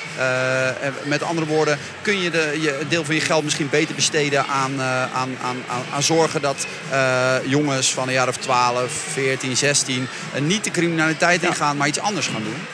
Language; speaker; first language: Dutch; native; Dutch